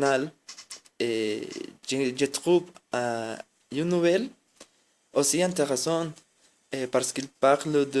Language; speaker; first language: French; non-native, learner; Spanish